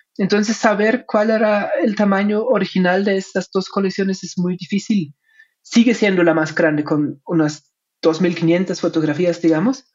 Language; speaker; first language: Spanish; non-native, fluent; German